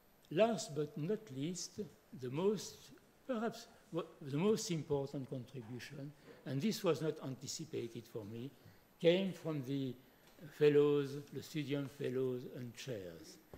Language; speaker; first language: English; non-native, fluent; French